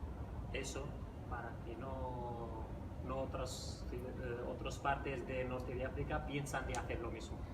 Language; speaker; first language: Spanish; non-native, fluent; Riffian